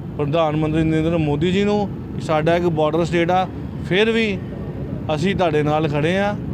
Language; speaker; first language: Punjabi; native; Punjabi